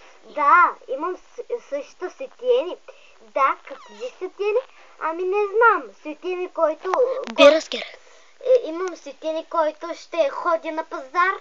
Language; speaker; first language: Bulgarian; early bilingual, heritage; Bulgarian